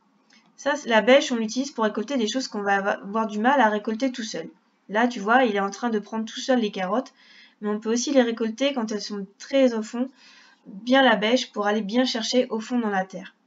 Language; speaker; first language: French; native; French